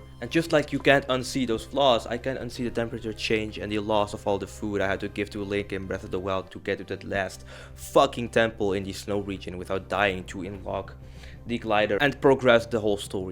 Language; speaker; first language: English; non-native, fluent; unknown